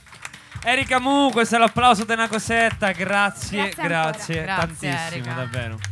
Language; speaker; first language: Italian; native; Italian